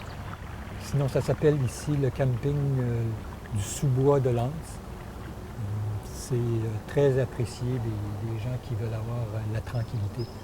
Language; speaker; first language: French; native; French